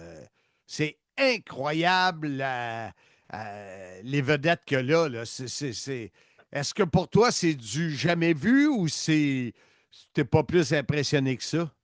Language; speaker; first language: French; native; French